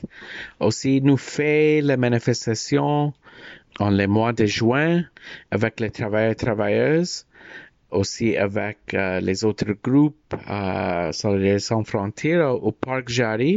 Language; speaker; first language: French; non-native, learner; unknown